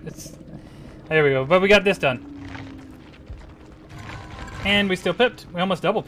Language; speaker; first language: English; native; English